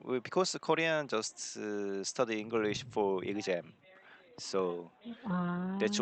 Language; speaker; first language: English; non-native, learner; Korean